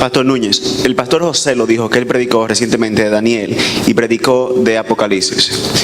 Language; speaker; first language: Spanish; native; Spanish